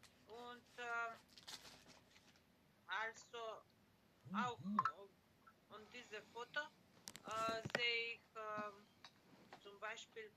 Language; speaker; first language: German; non-native, learner; Macedonian